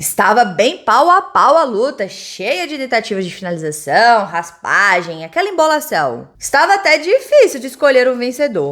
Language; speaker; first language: Portuguese; native; Portuguese